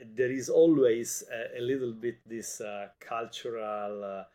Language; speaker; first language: English; non-native, fluent; Italian